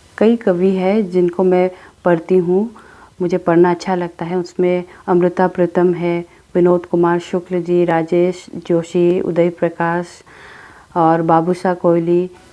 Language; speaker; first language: Hindi; non-native, local second language; Adi